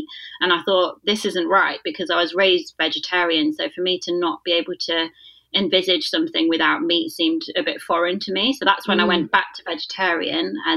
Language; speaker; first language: English; native; English